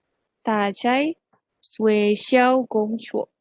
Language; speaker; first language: Chinese; non-native, learner; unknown